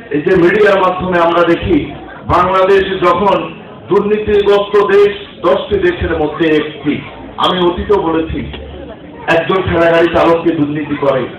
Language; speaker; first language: Bangla; native; Bangla